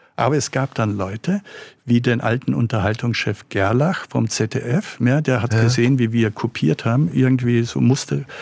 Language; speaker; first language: German; native; German